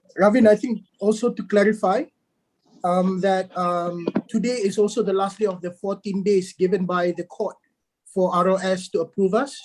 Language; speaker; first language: English; non-native, local second language; Malay